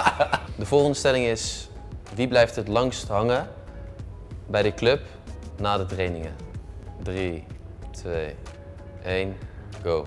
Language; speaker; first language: Dutch; native; Dutch